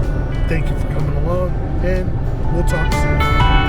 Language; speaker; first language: English; native; English